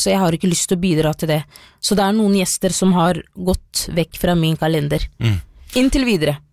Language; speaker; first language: Norwegian; early bilingual, other home language; Somali